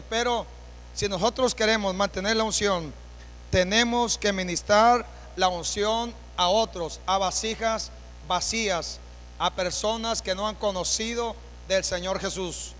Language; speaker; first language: Spanish; native; Spanish